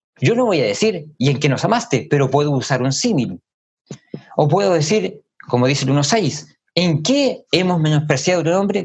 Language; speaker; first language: Spanish; native; Spanish